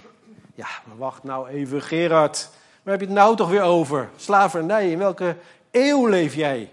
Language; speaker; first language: Dutch; native; Dutch